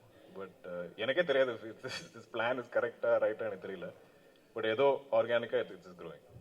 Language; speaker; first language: Tamil; non-native, local second language; Malayalam